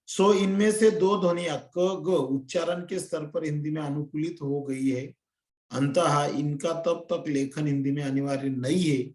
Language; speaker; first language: Hindi; non-native, local second language; Marathi